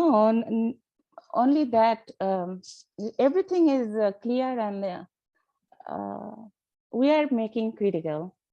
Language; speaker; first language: English; non-native, learner; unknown